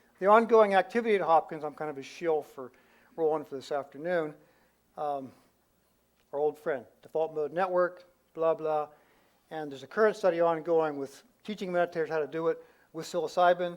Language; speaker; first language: English; native; English